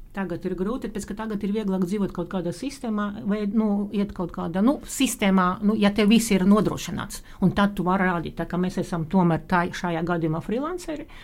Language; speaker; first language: Latvian; non-native, local second language; Russian